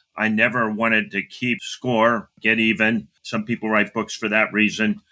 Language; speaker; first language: English; native; English